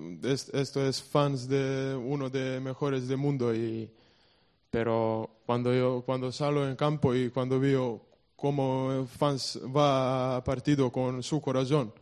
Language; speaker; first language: Spanish; non-native, learner; Serbian